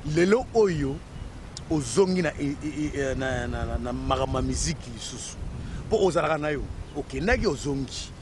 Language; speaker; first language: French; non-native, local second language; Lingala